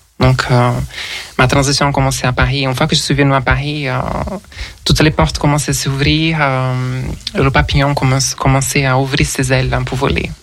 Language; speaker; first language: French; non-native, fluent; Portuguese